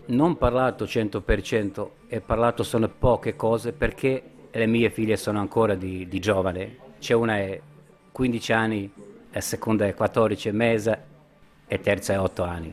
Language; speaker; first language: Italian; non-native, learner; Bosnian